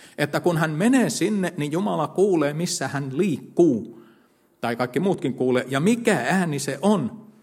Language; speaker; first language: Finnish; native; Finnish